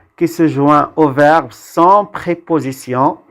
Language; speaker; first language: French; non-native, local second language; Arabic